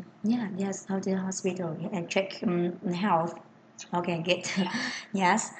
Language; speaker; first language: English; non-native, fluent; Vietnamese